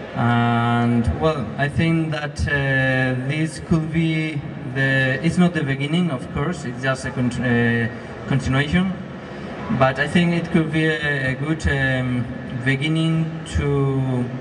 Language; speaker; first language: English; non-native, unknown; Spanish